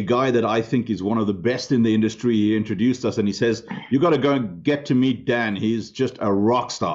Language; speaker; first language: English; non-native, local second language; German